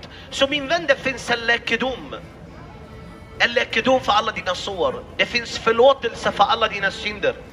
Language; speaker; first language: Swedish; non-native, fluent; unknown